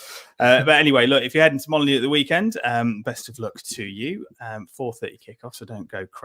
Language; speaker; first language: English; native; English